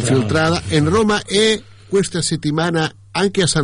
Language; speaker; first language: Italian; non-native, learner; Catalan